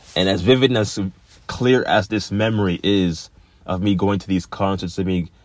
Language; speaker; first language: English; native; English